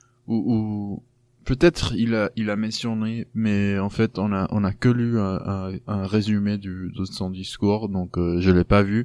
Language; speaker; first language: French; non-native, fluent; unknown